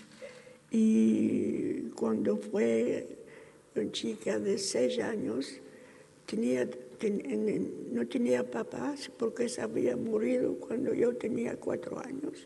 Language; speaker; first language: Spanish; early bilingual, heritage; Ladino